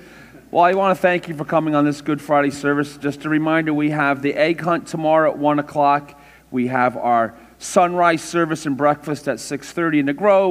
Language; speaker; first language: English; native; English